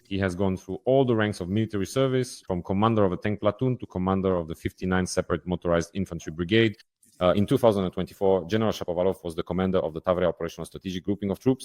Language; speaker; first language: English; non-native, fluent; Ukrainian